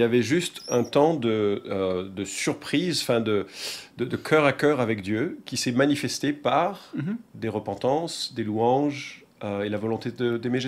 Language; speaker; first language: French; native; French